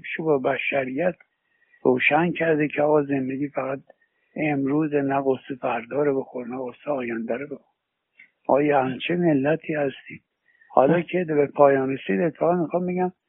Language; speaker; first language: Persian; native; Persian